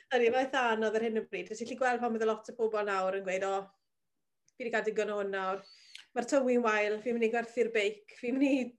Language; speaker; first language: Welsh; native; Welsh